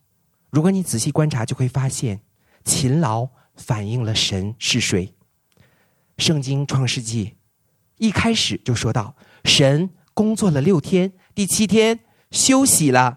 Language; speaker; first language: Chinese; native; Chinese